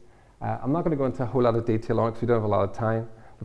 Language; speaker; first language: English; native; English